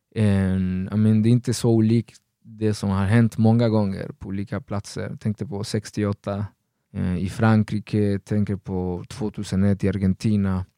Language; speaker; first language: Swedish; non-native, fluent; Spanish